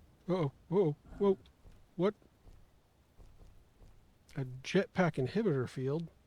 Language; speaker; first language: English; native; English